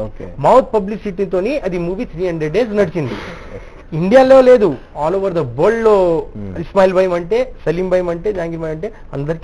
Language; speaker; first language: Telugu; non-native, local second language; Urdu